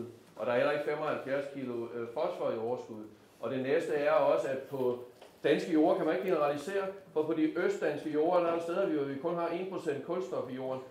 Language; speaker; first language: Danish; native; Danish